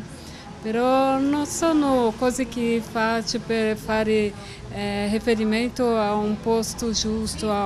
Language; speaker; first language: Italian; non-native, fluent; Portuguese